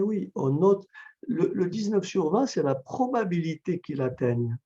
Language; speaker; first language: French; native; French